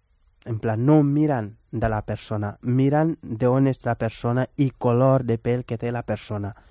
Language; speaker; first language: Catalan; non-native, fluent; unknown